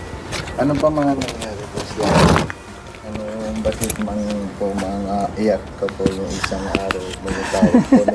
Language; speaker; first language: Filipino; non-native, learner; Hindi